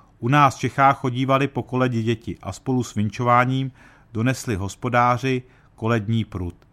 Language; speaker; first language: Czech; early bilingual, heritage; Czech